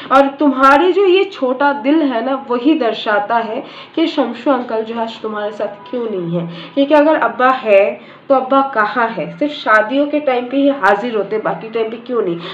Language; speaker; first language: Hindi; native; Hindi